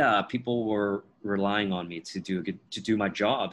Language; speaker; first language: English; non-native, fluent; Min Nan Chinese